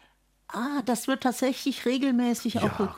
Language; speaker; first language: German; native; German